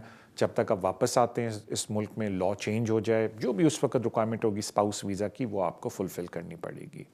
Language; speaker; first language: Urdu; native; Urdu